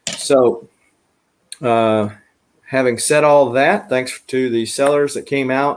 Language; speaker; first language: English; native; English